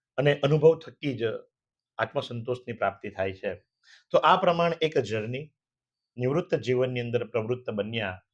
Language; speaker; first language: Gujarati; native; Gujarati